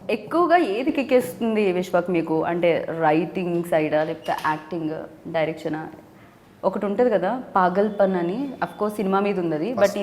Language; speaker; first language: Telugu; native; Telugu